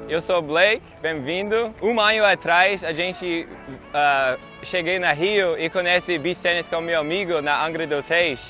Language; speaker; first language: Portuguese; non-native, learner; English